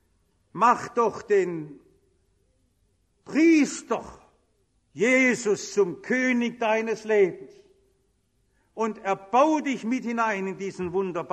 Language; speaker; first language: German; native; German